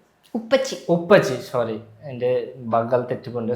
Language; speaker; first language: Malayalam; non-native, learner; Bangla